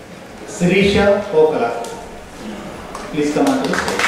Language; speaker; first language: Telugu; native; Telugu